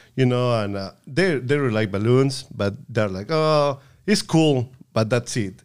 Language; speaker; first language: English; non-native, fluent; Spanish